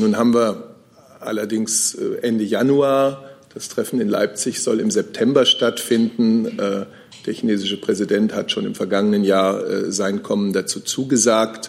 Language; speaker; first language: German; native; German